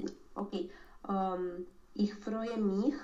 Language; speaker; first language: German; non-native, learner; Romanian